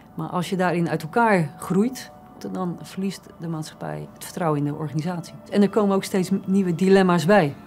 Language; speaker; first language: Dutch; native; Dutch